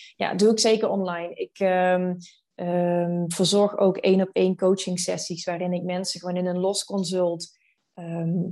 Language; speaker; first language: Dutch; native; Dutch